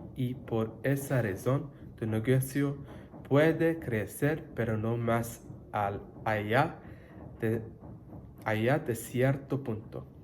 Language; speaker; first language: Spanish; non-native, learner; English